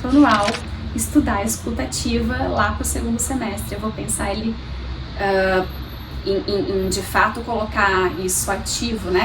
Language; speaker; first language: Portuguese; native; Portuguese